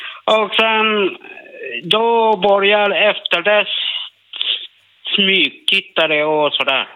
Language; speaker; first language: Swedish; non-native, learner; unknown